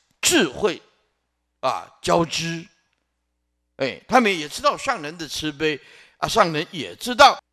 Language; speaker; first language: Chinese; non-native, local second language; Min Nan Chinese